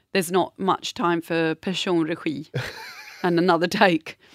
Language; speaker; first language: English; native; English